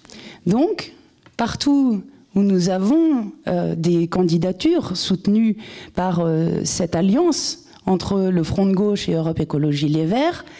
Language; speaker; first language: French; native; French